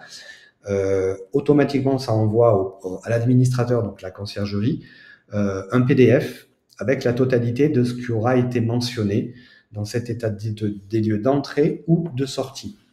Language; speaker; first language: French; native; French